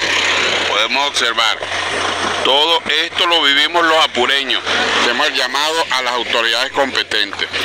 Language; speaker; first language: Spanish; native; Spanish